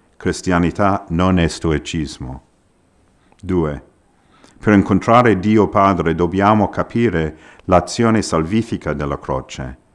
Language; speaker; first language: Italian; non-native, fluent; English